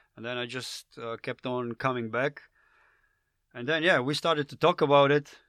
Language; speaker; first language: English; non-native, fluent; Slovenian